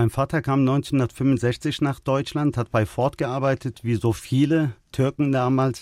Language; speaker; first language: German; early bilingual, other home language; Turkish